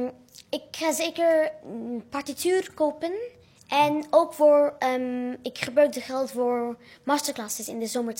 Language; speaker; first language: Dutch; non-native, learner; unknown